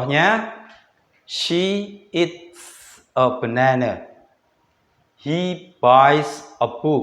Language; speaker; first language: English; non-native, fluent; Indonesian